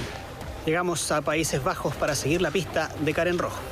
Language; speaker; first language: Spanish; native; Spanish